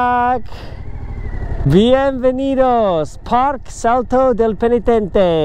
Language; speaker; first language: Spanish; non-native, learner; English